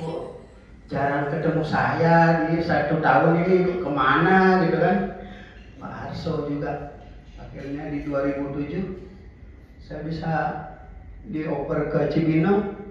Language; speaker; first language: Indonesian; native; Indonesian